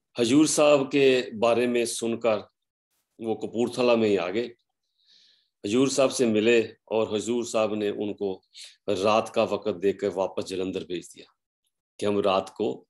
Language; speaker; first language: Hindi; non-native, local second language; Punjabi